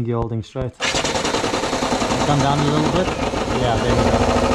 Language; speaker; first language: English; native; English